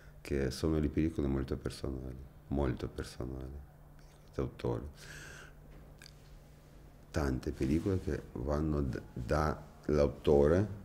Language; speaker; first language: Italian; non-native, fluent; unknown